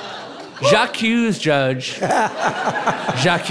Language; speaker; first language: English; native; English